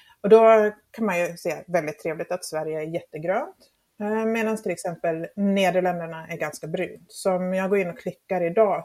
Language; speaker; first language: Swedish; non-native, fluent; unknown